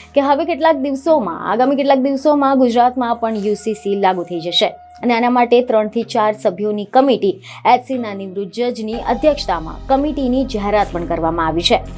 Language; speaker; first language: Gujarati; native; Gujarati